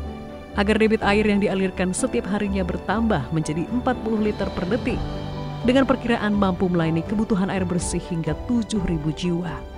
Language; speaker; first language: Indonesian; native; Indonesian